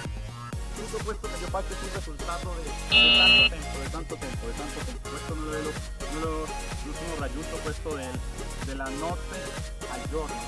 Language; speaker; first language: Italian; non-native, learner; Spanish